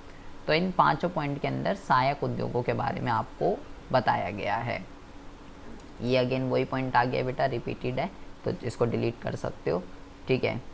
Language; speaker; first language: Hindi; native; Hindi